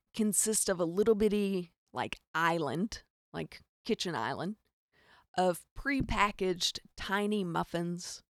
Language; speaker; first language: English; native; English